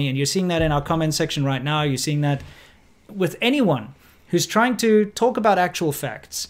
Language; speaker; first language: English; native; English